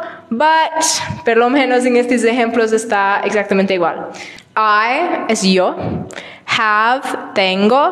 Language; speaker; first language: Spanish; non-native, learner; English